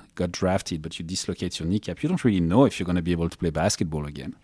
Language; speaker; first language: English; non-native, fluent; French